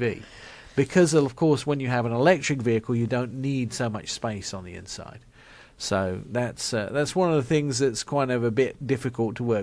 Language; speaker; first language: English; native; English